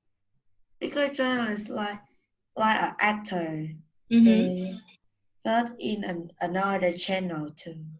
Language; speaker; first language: English; non-native, learner; Vietnamese